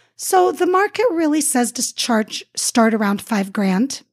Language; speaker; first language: English; early bilingual, other home language; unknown